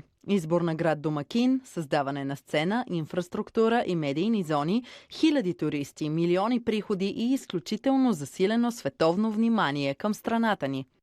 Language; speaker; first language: Bulgarian; native; Bulgarian